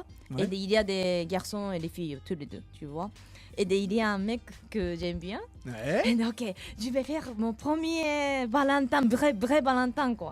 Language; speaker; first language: French; non-native, fluent; Japanese